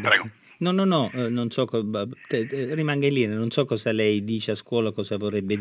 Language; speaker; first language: Italian; native; Italian